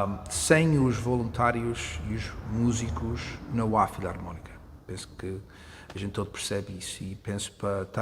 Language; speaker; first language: Portuguese; early bilingual, heritage; Portuguese